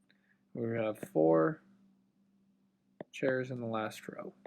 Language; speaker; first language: English; native; English